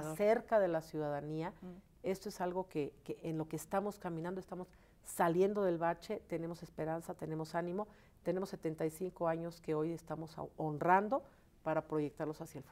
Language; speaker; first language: Spanish; native; Spanish